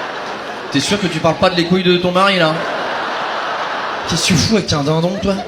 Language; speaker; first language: French; native; French